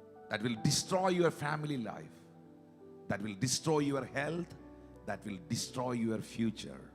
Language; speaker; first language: English; non-native, local second language; Malayalam